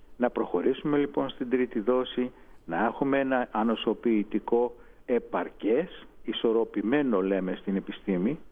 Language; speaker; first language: Greek; native; Greek